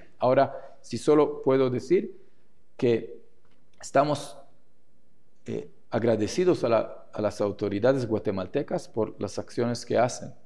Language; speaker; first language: Spanish; non-native, fluent; Hebrew